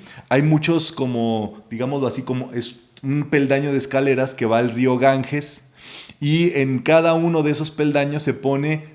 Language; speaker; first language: Spanish; native; Spanish